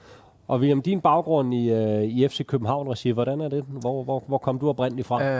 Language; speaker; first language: Danish; native; Danish